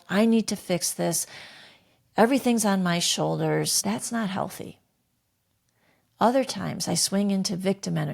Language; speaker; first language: English; native; English